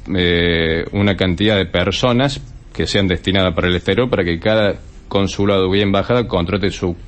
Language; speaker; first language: Spanish; native; Spanish